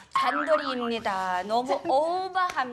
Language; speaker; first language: Korean; non-native, learner; English